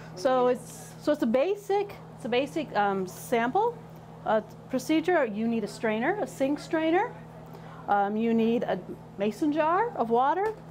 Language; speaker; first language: English; native; English